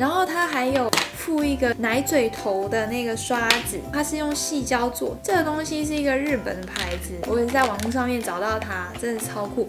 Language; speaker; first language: Chinese; native; Chinese